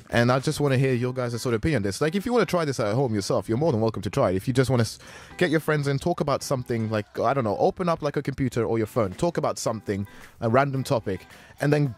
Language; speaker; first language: English; native; English